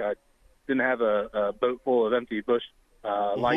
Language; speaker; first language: English; native; English